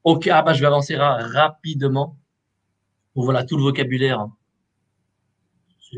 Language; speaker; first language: French; native; French